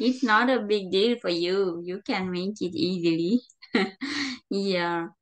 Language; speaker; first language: English; non-native, learner; Sinhala